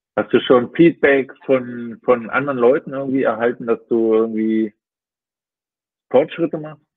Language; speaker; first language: German; native; German